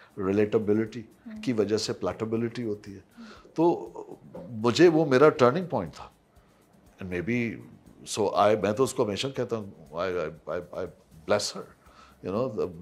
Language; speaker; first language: Urdu; native; Urdu